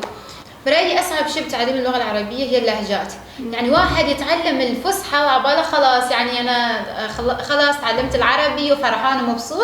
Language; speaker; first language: Arabic; non-native, fluent; Persian